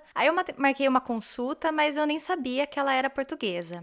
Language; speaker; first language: Portuguese; native; Portuguese